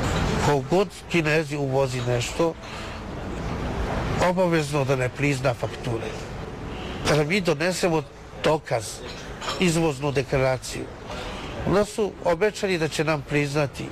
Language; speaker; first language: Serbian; non-native, learner; Chinese